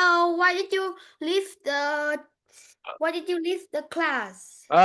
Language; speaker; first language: English; non-native, learner; Vietnamese